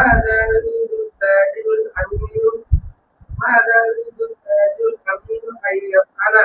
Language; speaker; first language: Arabic; non-native, learner; Bangla